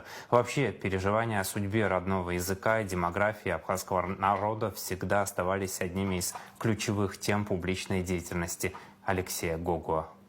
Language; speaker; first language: Russian; native; Russian